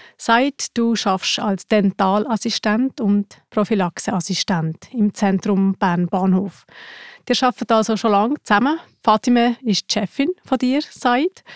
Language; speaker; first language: German; native; German